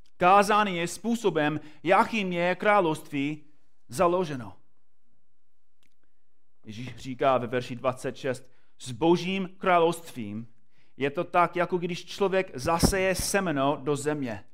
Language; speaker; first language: Czech; non-native, fluent; English